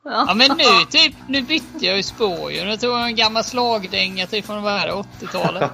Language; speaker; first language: Swedish; native; Swedish